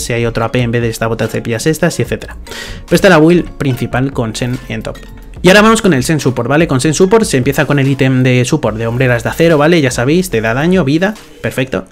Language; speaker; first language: Spanish; native; Spanish